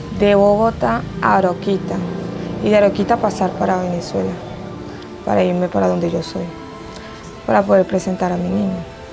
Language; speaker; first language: Spanish; native; Spanish